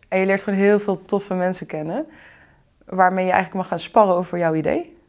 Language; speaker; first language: Dutch; early bilingual, other home language; Arabic